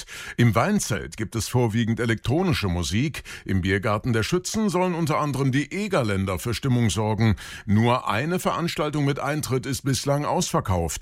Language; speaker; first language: German; native; German